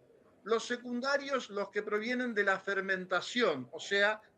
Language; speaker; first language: Spanish; native; Spanish